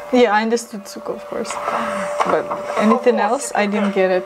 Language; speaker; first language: English; non-native, fluent; Ukrainian